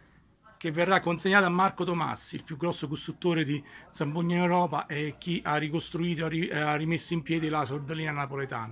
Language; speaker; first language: Italian; native; Italian